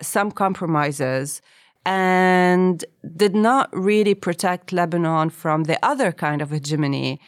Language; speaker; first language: English; non-native, fluent; Arabic